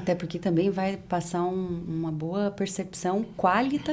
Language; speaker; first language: Portuguese; native; Portuguese